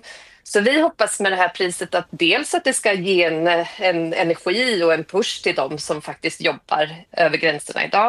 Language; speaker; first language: Swedish; native; Swedish